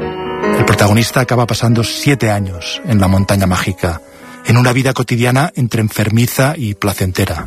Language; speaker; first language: Spanish; native; Spanish